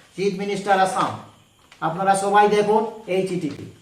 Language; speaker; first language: Bangla; non-native, local second language; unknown